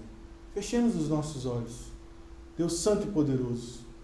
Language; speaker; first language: Portuguese; native; Portuguese